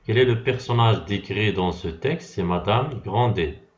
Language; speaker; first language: French; non-native, local second language; Arabic